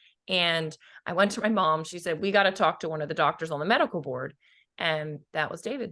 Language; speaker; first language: English; native; English